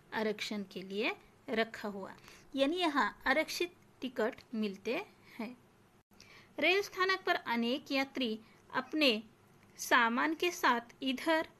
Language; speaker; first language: Hindi; non-native, local second language; Marathi